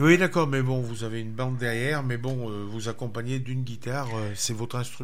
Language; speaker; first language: French; native; French